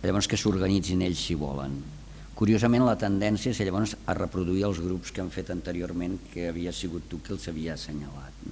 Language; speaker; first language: Catalan; native; Catalan